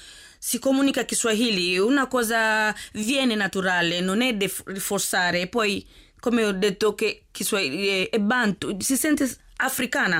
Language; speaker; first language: Italian; non-native, learner; Swahili